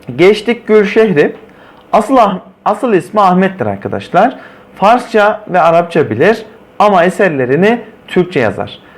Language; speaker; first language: Turkish; native; Turkish